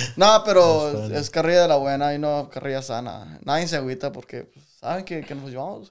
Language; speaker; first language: Spanish; early bilingual, other home language; English